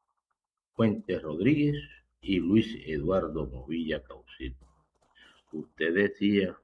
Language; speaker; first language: Spanish; native; Spanish